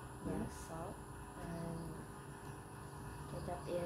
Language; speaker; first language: English; non-native, learner; Indonesian